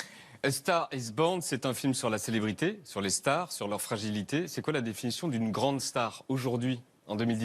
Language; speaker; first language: French; native; French